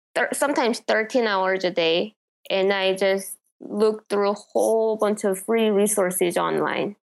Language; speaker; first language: English; non-native, fluent; Korean